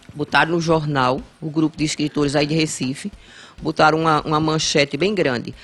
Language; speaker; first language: Portuguese; native; Portuguese